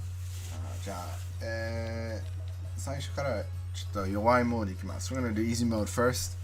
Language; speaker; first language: Japanese; non-native, learner; English